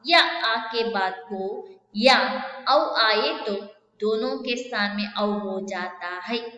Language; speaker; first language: Hindi; non-native, local second language; Kannada